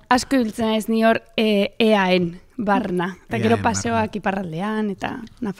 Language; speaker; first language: Basque; native; Basque